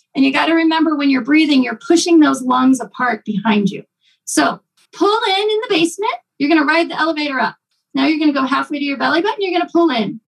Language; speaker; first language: English; native; English